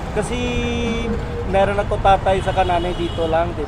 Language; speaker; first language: Filipino; non-native, learner; Punjabi